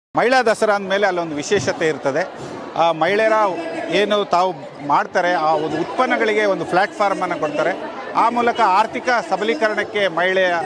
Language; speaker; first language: Kannada; non-native, local second language; Kodava